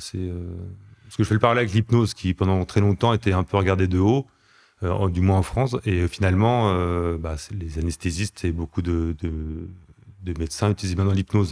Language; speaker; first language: French; native; French